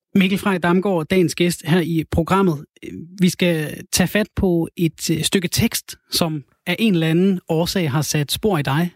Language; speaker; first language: Danish; native; Danish